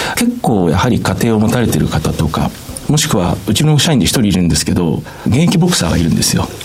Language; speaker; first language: Japanese; native; Japanese